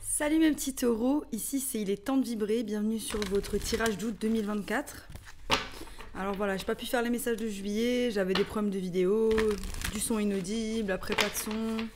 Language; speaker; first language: French; native; French